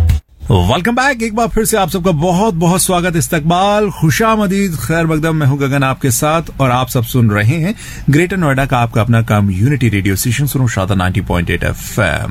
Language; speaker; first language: Hindi; native; Hindi